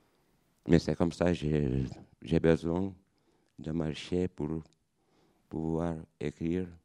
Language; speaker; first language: French; non-native, fluent; Lithuanian